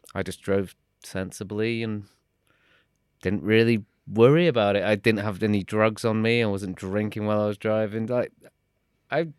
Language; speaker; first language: English; native; English